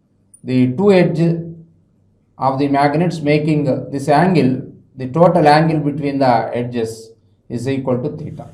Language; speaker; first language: English; non-native, local second language; Telugu